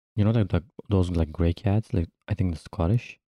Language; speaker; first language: English; non-native, fluent; Turkish